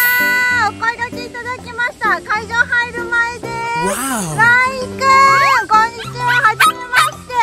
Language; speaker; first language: Japanese; native; Japanese